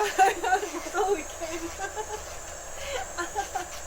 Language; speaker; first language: Cantonese; non-native, fluent; Japanese